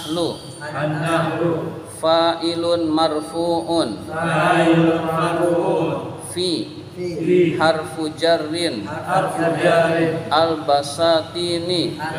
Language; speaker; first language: Arabic; non-native, fluent; Indonesian